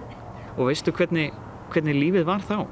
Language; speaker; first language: Icelandic; native; Icelandic